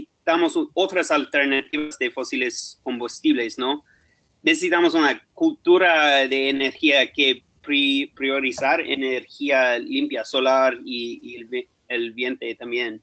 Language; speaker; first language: Spanish; non-native, fluent; English